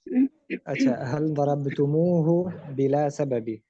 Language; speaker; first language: Arabic; non-native, learner; Urdu